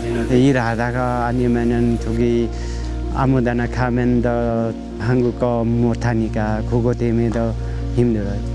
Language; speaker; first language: Korean; non-native, learner; Nepali